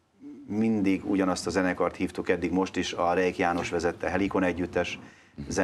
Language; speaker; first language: Hungarian; native; Hungarian